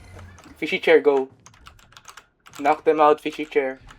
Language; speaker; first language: English; non-native, local second language; Filipino